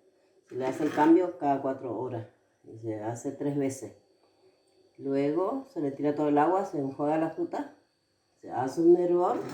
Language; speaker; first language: Spanish; native; Spanish